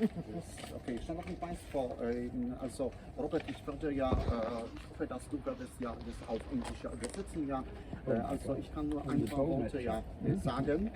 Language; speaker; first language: German; non-native, learner; Polish